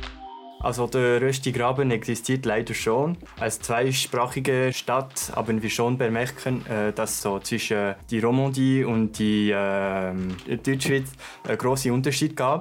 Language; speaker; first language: German; non-native, local second language; French